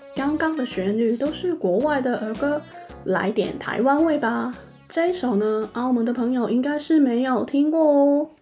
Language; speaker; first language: Chinese; non-native, local second language; Cantonese